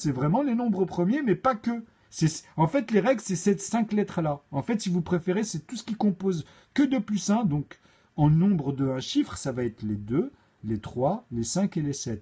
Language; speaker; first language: French; native; French